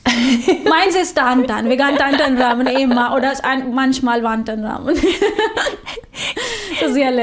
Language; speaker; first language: German; non-native, fluent; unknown